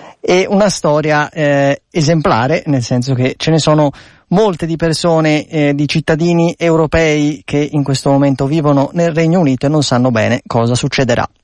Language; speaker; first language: Italian; native; Italian